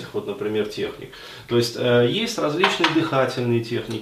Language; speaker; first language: Russian; native; Russian